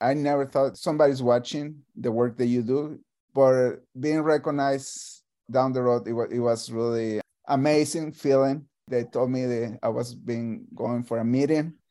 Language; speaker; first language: English; non-native, fluent; Spanish